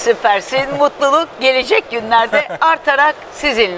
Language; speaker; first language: Turkish; native; Turkish